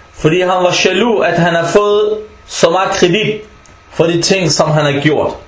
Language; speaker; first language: Danish; early bilingual, other home language; Arabic